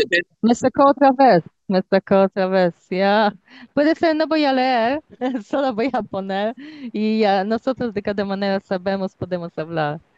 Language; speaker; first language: Spanish; non-native, learner; Polish